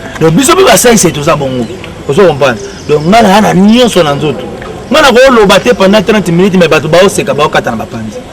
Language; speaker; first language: Lingala; native; Lingala